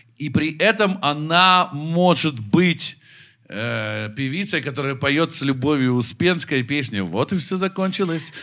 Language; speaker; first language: Russian; native; Russian